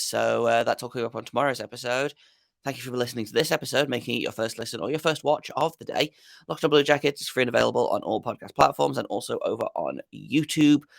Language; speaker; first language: English; native; English